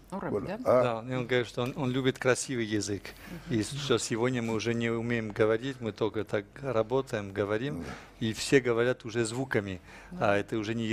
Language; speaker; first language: Russian; non-native, fluent; French